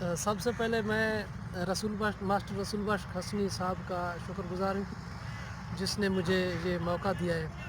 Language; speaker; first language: Urdu; non-native, local second language; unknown